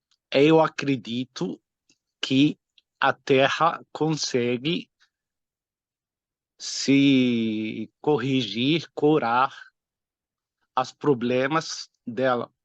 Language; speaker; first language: Portuguese; non-native, fluent; Arabic